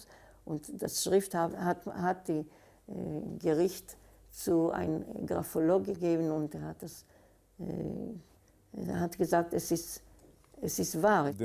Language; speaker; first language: German; early bilingual, heritage; German